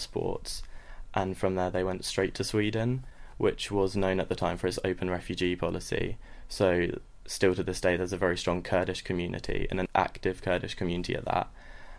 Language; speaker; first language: English; native; English